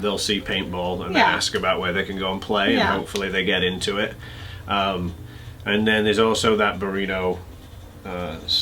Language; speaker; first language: English; native; English